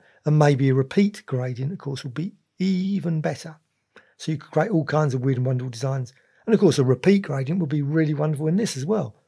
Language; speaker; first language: English; native; English